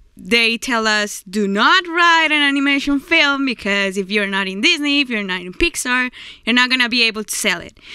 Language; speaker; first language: English; non-native, fluent; Chinese